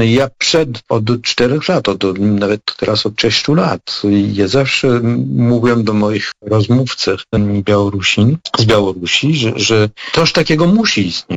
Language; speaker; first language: Polish; non-native, fluent; French